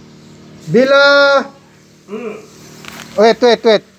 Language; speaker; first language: English; non-native, learner; Filipino